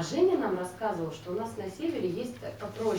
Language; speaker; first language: Russian; native; Russian